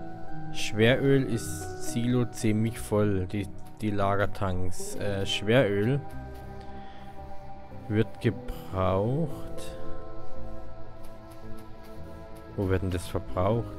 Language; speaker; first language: German; native; German